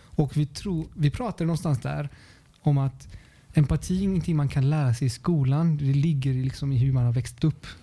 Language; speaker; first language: Swedish; early bilingual, other home language; Spanish